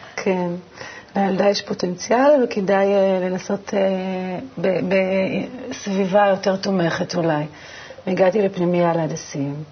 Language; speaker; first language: Hebrew; native; Hebrew